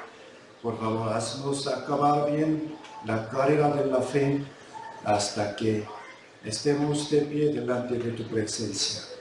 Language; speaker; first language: Spanish; non-native, fluent; Korean